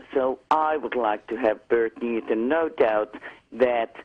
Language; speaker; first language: English; non-native, fluent; Finnish